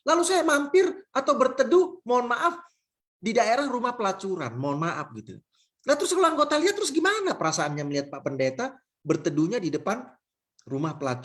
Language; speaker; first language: Indonesian; native; Indonesian